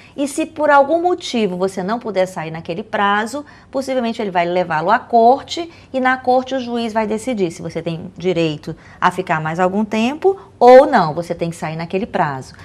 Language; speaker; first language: Portuguese; native; Portuguese